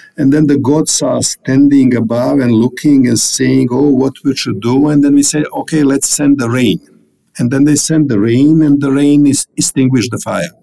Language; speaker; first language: English; non-native, fluent; Bosnian